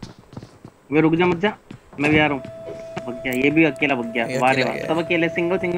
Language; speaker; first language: Hindi; native; Hindi